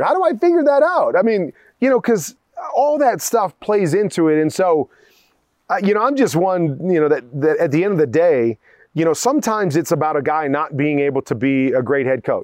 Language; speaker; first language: English; native; English